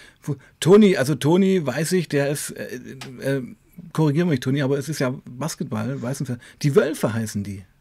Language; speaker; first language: German; native; German